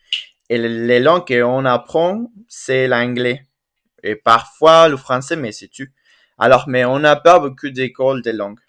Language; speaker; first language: French; non-native, fluent; Spanish